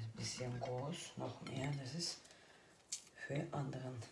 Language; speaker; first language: German; non-native, learner; Turkish